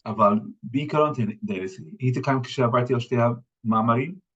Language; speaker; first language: Hebrew; non-native, fluent; English